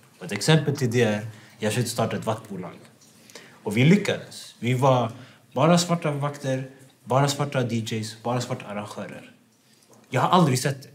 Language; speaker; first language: Swedish; non-native, local second language; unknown